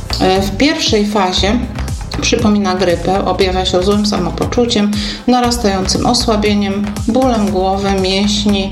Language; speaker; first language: Polish; native; Polish